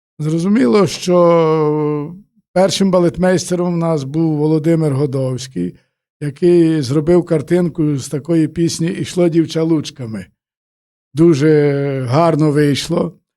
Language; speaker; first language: Ukrainian; native; Ukrainian